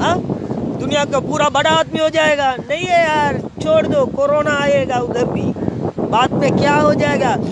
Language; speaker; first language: Hindi; non-native, learner; Tamil